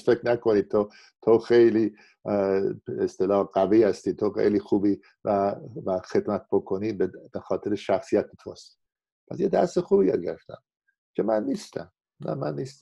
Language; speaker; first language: Persian; non-native, fluent; English